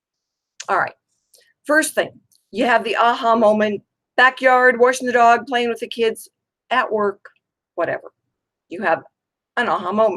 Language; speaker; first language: English; native; English